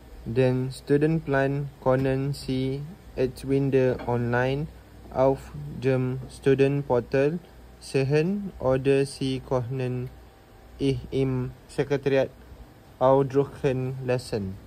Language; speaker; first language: German; non-native, learner; Malay